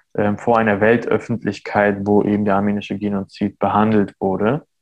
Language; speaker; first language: German; early bilingual, other home language; Armenian